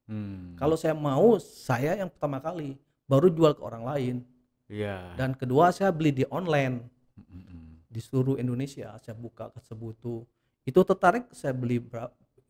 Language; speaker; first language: Indonesian; native; Indonesian